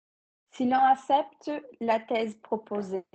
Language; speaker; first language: French; non-native, fluent; Portuguese